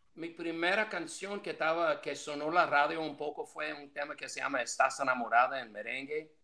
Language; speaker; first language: Spanish; non-native, fluent; English